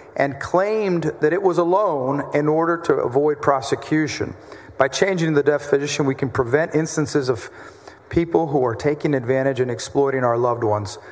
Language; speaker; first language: English; native; English